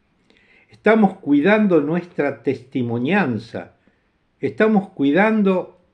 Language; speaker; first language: Spanish; non-native, fluent; Italian